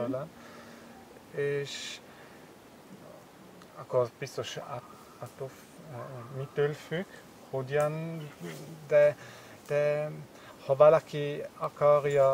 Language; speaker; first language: Hungarian; non-native, learner; German